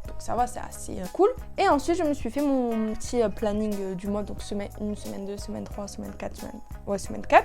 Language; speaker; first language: French; native; French